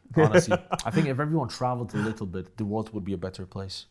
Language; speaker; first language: English; non-native, fluent; Polish